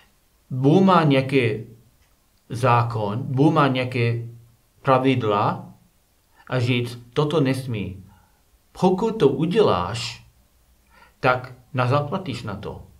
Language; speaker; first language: Czech; non-native, learner; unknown